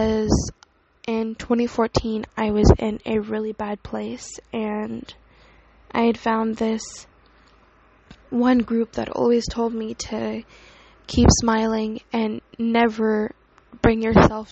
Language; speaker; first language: English; native; English